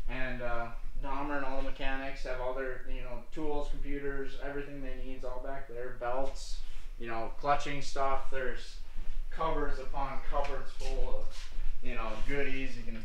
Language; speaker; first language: English; native; English